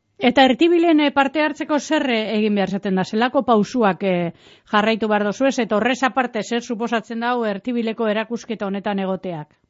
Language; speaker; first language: Basque; native; Basque